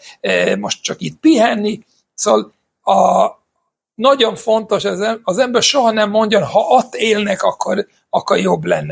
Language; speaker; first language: Hungarian; non-native, fluent; English